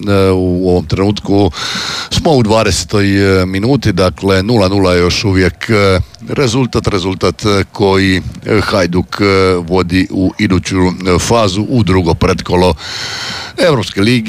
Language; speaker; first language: Serbian; native; Serbian